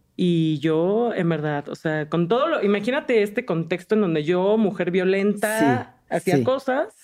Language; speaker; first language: Spanish; native; Spanish